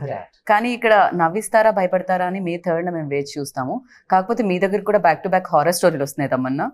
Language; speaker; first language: Telugu; native; Telugu